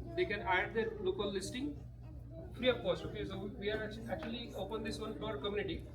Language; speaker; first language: English; non-native, local second language; Marathi